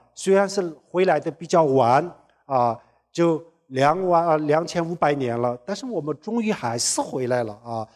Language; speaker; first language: Chinese; non-native, local second language; Tibetan